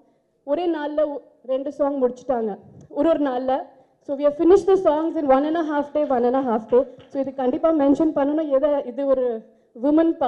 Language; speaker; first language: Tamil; non-native, fluent; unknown